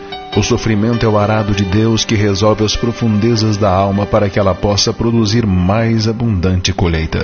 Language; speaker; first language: Portuguese; native; Portuguese